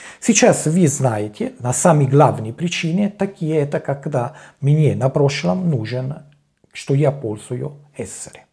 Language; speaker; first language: Russian; non-native, learner; Italian